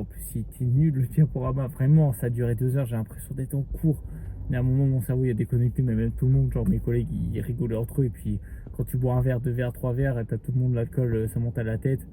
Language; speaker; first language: French; native; French